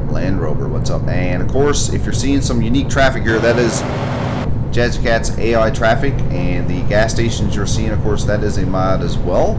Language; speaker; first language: English; native; English